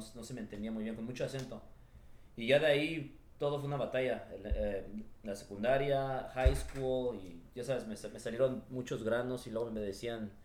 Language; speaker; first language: Spanish; early bilingual, heritage; Spanish